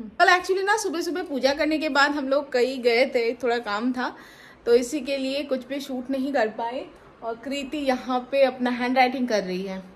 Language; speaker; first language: Hindi; non-native, local second language; Bangla